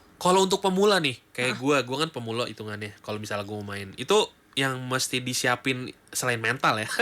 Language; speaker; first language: Indonesian; native; Indonesian